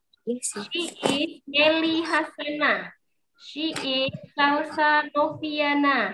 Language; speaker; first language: English; non-native, fluent; Indonesian